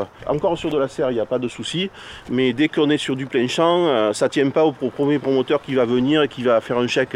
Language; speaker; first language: French; native; French